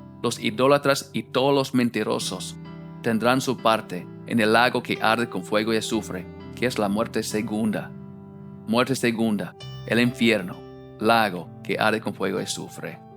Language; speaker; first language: Spanish; non-native, fluent; English